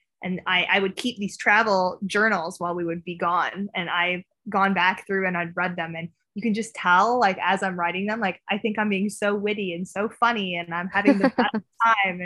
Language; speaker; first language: English; native; English